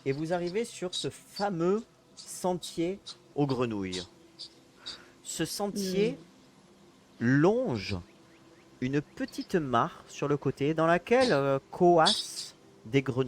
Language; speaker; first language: French; native; French